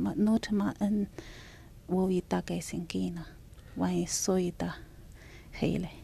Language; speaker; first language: Finnish; non-native, learner; Chinese